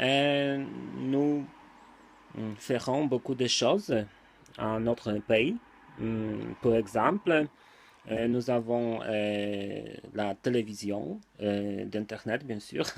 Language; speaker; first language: French; non-native, learner; Polish